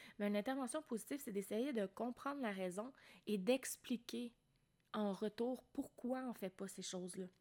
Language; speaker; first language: French; native; French